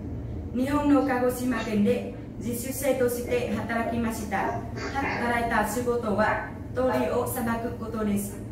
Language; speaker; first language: Japanese; non-native, learner; Vietnamese